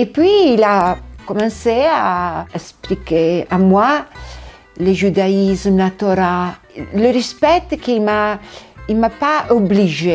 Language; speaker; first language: French; non-native, learner; Italian